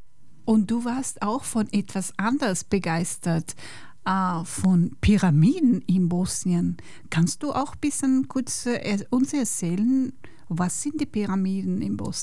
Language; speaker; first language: German; non-native, fluent; Persian